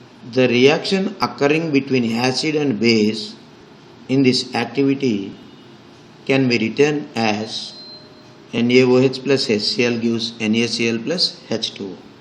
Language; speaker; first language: English; non-native, local second language; Telugu